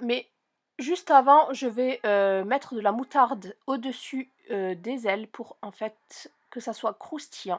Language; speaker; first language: French; native; French